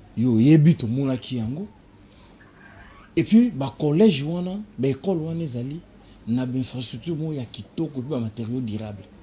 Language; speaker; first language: Lingala; non-native, local second language; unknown